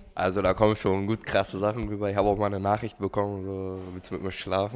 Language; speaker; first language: German; native; German